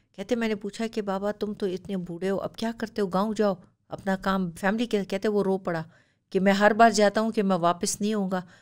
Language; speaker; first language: Urdu; non-native, local second language; Pashto